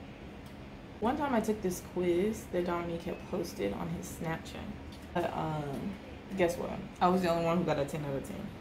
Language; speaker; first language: English; native; English